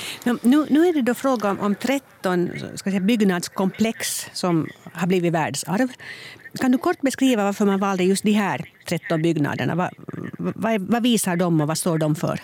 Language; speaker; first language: Swedish; native; Swedish